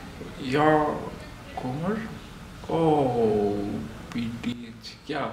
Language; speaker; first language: Swedish; non-native, learner; Telugu